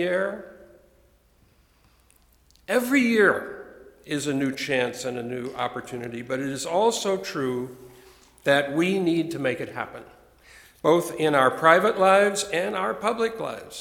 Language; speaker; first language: English; native; English